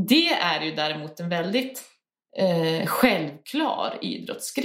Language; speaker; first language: Swedish; native; Swedish